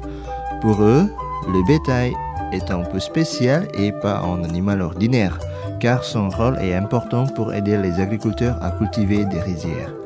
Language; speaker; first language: French; non-native, fluent; Indonesian